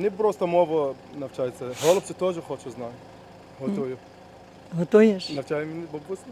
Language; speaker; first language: Ukrainian; non-native, learner; Arabic